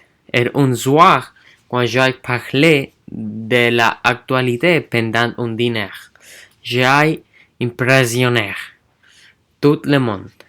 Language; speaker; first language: French; non-native, learner; English